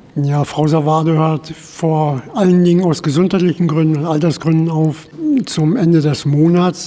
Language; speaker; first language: German; native; German